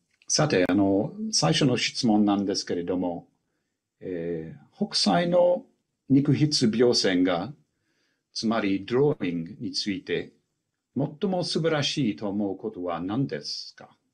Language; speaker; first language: Japanese; non-native, fluent; English